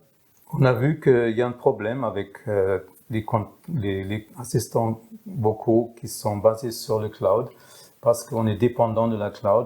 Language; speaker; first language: French; non-native, fluent; German